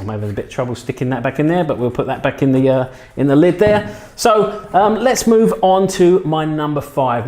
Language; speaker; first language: English; native; English